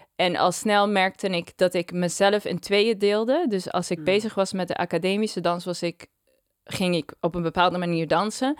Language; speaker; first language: Dutch; non-native, local second language; Papiamento